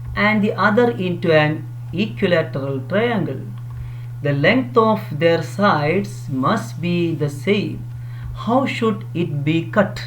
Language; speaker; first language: English; non-native, local second language; Malayalam